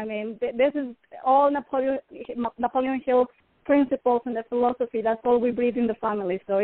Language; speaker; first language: English; non-native, fluent; Spanish